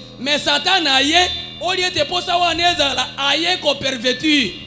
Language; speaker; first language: Lingala; native; Lingala